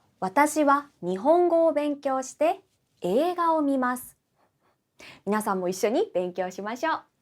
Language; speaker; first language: Japanese; non-native, fluent; Korean